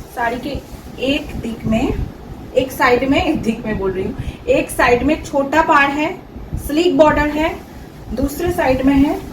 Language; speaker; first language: Hindi; non-native, local second language; Bangla